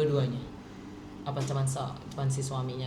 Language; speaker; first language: Indonesian; native; Indonesian